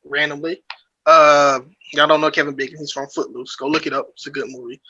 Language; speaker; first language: English; native; English